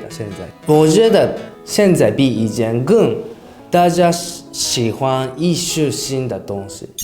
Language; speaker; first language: Chinese; non-native, learner; Japanese